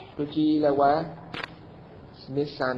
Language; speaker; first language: Japanese; non-native, learner; Vietnamese